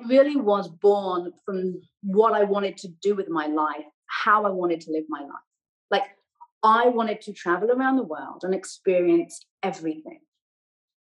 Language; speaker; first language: English; native; English